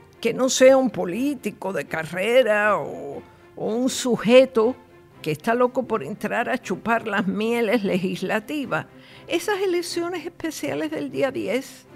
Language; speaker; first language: Spanish; native; Spanish